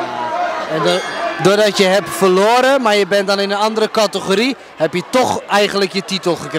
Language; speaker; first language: Dutch; native; Dutch